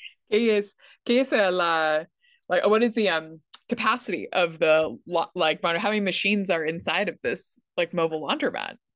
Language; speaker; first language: English; native; English